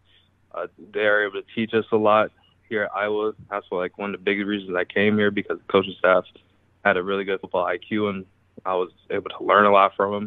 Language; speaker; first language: English; native; English